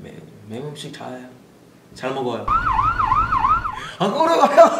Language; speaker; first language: Korean; non-native, learner; English